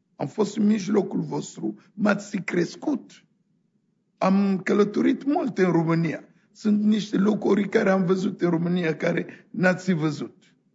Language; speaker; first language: Romanian; non-native, fluent; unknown